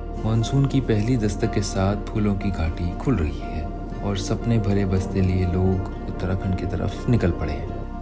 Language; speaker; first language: Hindi; native; Hindi